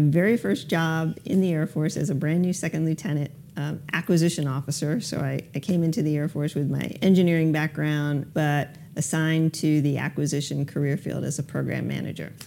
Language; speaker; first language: English; native; English